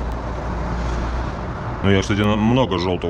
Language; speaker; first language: Russian; native; Russian